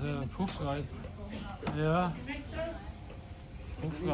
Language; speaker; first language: German; native; German